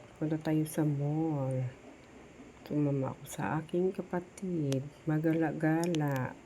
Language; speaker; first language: Filipino; non-native, local second language; Hiligaynon